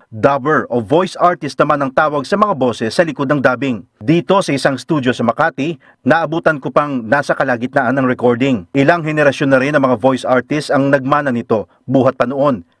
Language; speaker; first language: Filipino; native; Filipino